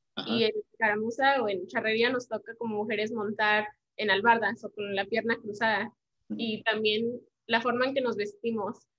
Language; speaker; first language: Spanish; early bilingual, heritage; Spanish